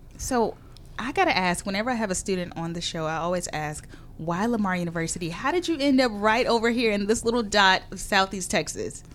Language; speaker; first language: English; native; English